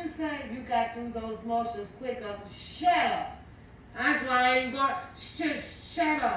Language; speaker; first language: English; native; English